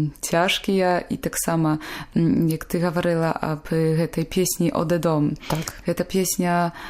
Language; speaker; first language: Belarusian; non-native, local second language; Polish